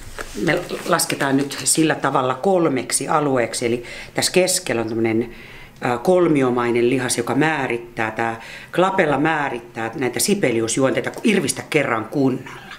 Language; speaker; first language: Finnish; native; Finnish